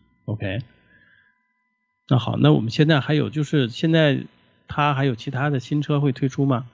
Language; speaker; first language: Chinese; native; Chinese